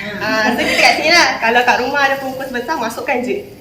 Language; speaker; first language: Malay; native; Malay